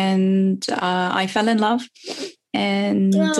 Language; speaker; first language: English; non-native, local second language; Urdu